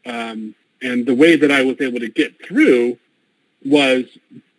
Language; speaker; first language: English; native; English